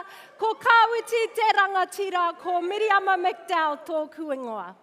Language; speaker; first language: Māori; non-native, local second language; English